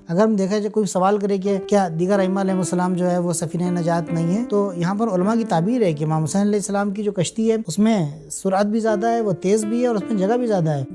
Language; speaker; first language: Urdu; native; Urdu